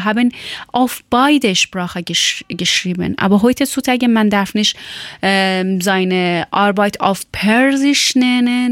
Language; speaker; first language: German; non-native, learner; Persian